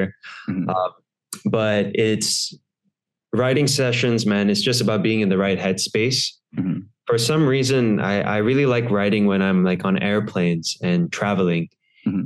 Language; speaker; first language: English; native; English